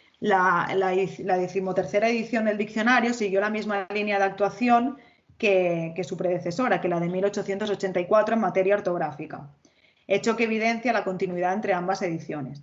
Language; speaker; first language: Spanish; native; Spanish